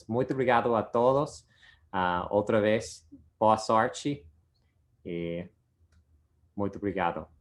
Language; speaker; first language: Portuguese; non-native, fluent; English